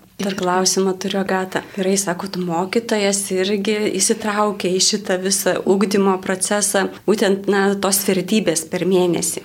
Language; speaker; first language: Lithuanian; native; Lithuanian